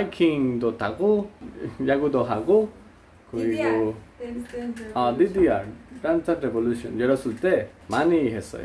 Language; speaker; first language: Korean; non-native, learner; Spanish